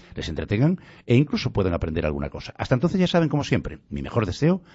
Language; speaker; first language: Spanish; non-native, local second language; Galician